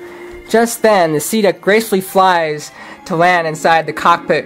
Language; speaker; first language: English; native; English